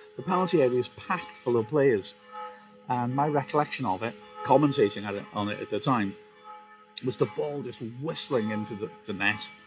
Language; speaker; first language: English; native; English